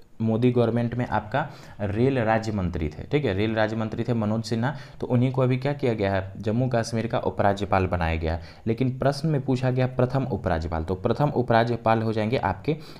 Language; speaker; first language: Hindi; native; Hindi